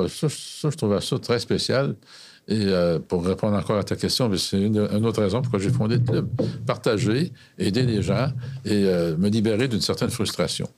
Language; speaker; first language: French; native; French